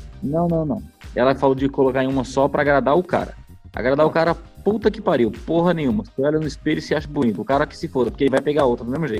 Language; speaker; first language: Portuguese; native; Portuguese